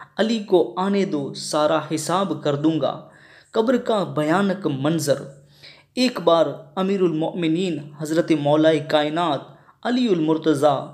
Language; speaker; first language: Urdu; non-native, local second language; Sindhi